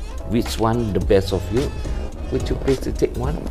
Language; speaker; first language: English; non-native, learner; Indonesian